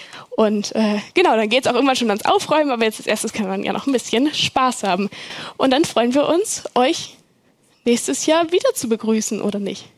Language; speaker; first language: German; native; German